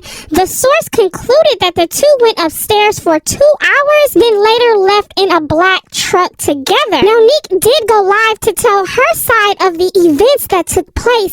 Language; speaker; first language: English; native; English